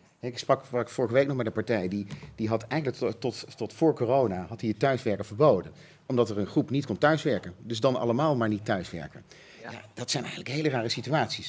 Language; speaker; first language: Dutch; native; Dutch